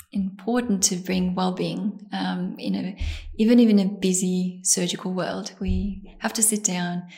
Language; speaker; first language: English; early bilingual, other home language; Bosnian